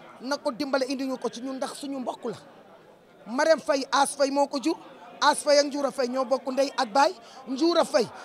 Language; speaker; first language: Wolof; non-native, local second language; Serer